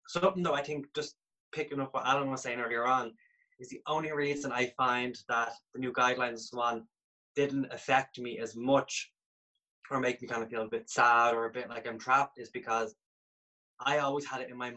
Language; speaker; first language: English; native; English